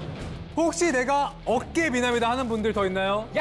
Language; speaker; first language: Korean; native; Korean